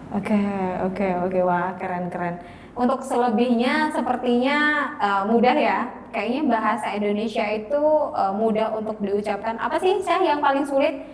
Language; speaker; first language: Indonesian; non-native, local second language; Javanese